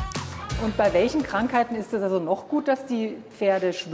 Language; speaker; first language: German; native; German